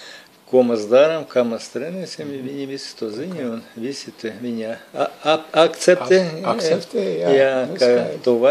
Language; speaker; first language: Latvian; non-native, local second language; Russian